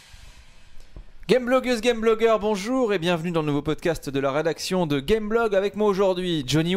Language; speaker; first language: French; native; French